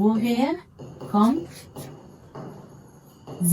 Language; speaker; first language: German; non-native, fluent; Hindi